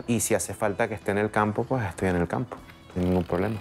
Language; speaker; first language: Spanish; native; Spanish